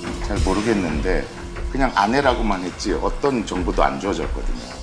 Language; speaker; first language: Korean; native; Korean